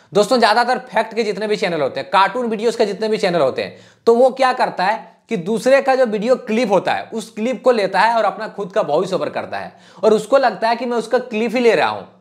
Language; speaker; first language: Hindi; native; Hindi